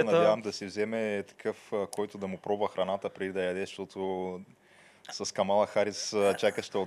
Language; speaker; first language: Bulgarian; native; Bulgarian